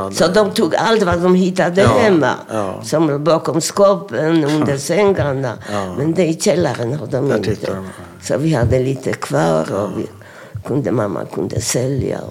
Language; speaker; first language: Swedish; non-native, fluent; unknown